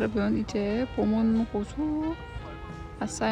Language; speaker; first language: Korean; non-native, learner; English